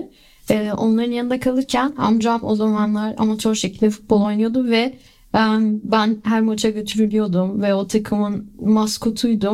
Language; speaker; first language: Turkish; early bilingual, other home language; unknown